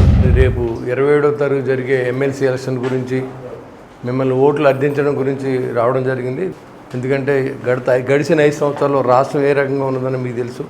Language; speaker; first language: Telugu; native; Telugu